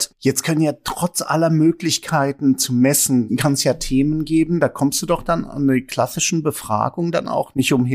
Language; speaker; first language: German; native; German